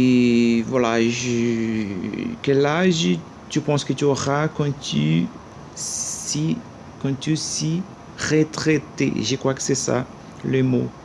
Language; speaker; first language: French; non-native, learner; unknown